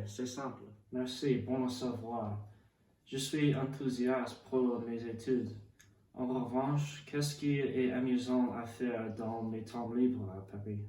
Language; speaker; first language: French; non-native, learner; English